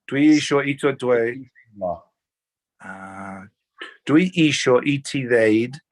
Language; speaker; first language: Welsh; non-native, learner; English